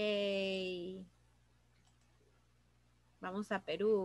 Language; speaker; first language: Spanish; native; Spanish